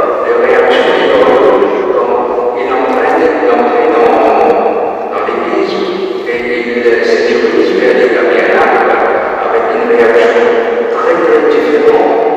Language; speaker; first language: French; non-native, local second language; Morisyen